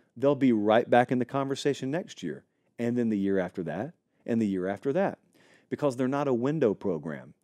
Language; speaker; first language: English; native; English